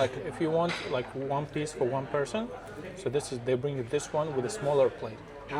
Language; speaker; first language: English; non-native, fluent; Arabic